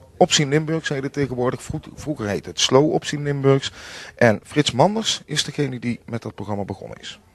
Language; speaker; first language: Dutch; native; Dutch